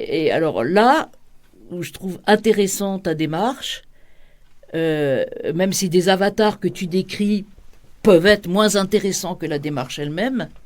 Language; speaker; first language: French; native; French